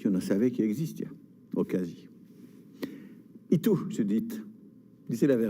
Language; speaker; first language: Spanish; non-native, fluent; French